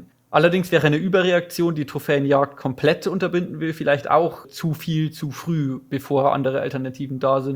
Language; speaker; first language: German; native; German